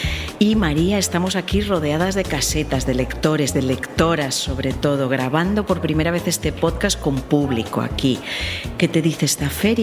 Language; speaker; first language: Spanish; native; Spanish